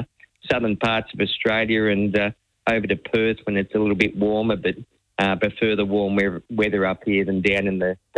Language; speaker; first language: English; native; English